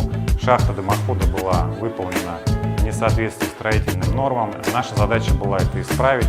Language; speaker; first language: Russian; native; Russian